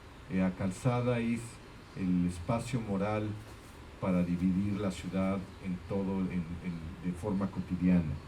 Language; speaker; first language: Portuguese; non-native, fluent; Spanish